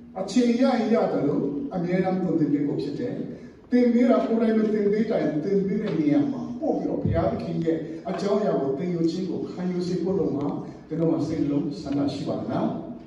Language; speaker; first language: Burmese; non-native, local second language; Tedim Chin